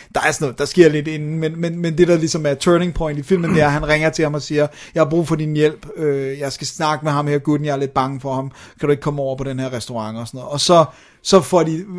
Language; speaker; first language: Danish; native; Danish